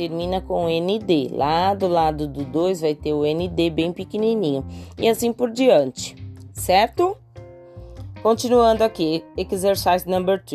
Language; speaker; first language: Portuguese; native; Portuguese